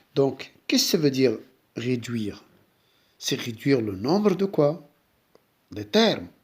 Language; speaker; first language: French; non-native, local second language; Arabic